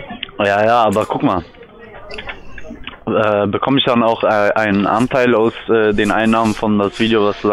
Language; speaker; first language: German; native; German